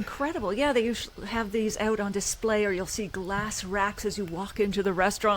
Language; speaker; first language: English; native; English